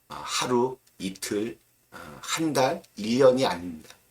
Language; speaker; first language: Korean; native; Korean